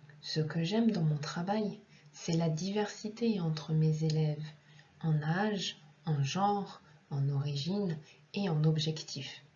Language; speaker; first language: French; non-native, fluent; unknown